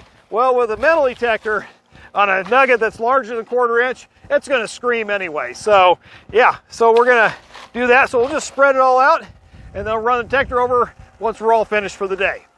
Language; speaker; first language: English; native; English